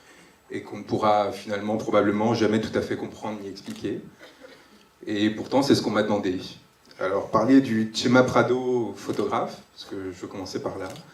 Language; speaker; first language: French; native; French